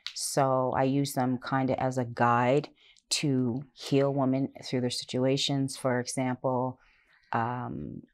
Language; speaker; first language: English; native; English